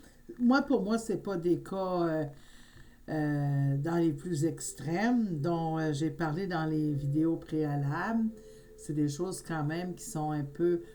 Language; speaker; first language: French; native; French